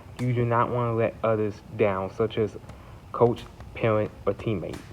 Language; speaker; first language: English; native; English